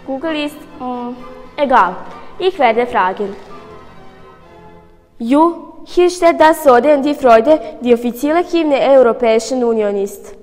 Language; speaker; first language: German; non-native, learner; Serbian